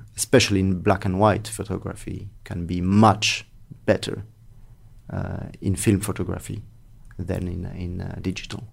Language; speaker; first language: English; non-native, fluent; French